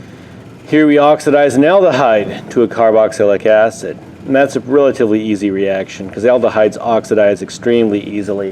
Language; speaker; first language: English; native; English